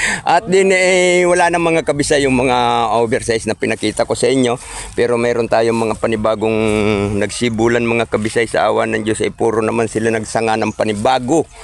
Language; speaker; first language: Filipino; non-native, local second language; Cebuano